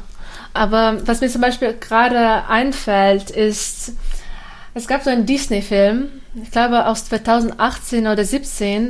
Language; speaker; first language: German; non-native, fluent; Russian